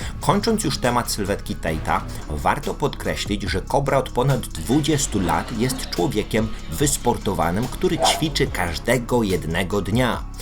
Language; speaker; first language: Polish; native; Polish